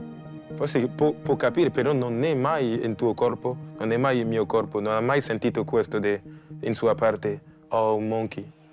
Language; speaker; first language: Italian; non-native, fluent; French